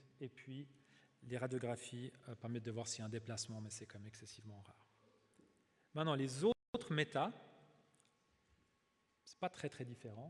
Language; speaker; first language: French; native; French